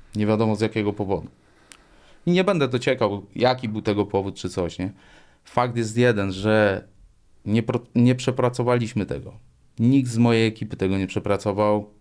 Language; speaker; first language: Polish; native; Polish